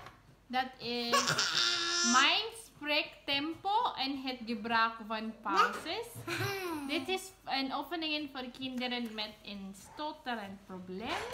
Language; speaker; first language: Dutch; non-native, learner; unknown